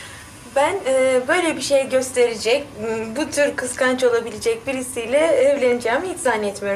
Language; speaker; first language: Turkish; native; Turkish